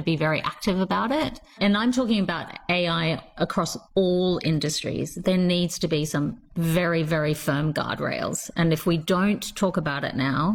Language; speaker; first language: German; non-native, fluent; English